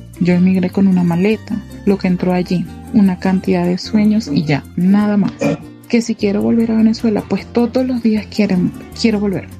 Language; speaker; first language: Spanish; native; Spanish